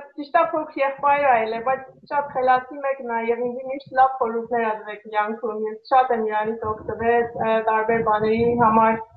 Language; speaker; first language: Armenian; early bilingual, heritage; Armenian